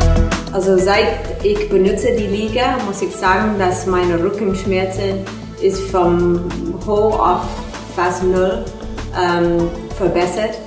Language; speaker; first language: German; non-native, fluent; English